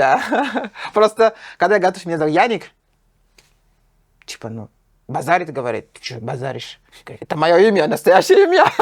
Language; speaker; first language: Russian; non-native, fluent; French